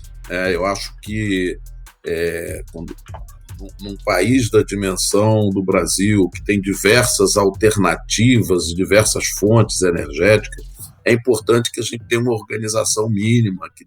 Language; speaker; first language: Portuguese; native; Portuguese